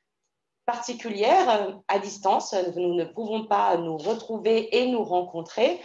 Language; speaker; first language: French; native; French